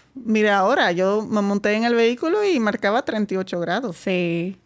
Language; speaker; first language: Spanish; non-native, fluent; Dutch